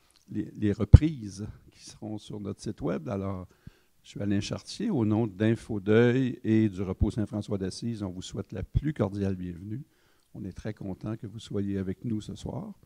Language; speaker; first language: French; native; French